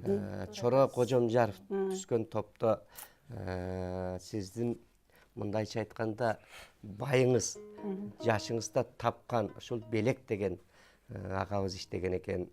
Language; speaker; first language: Kyrgyz; native; Kyrgyz